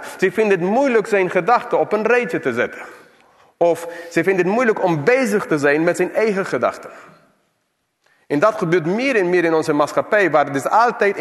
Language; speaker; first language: Dutch; non-native, fluent; English